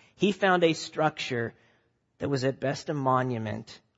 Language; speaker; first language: English; native; English